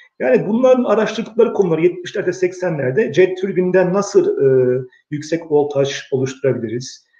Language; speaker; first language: Turkish; early bilingual, heritage; Turkish